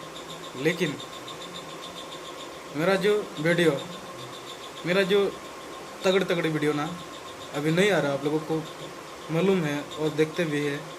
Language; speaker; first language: Hindi; non-native, local second language; Santali